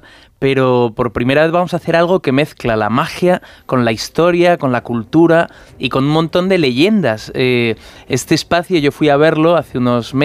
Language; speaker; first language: Spanish; native; Spanish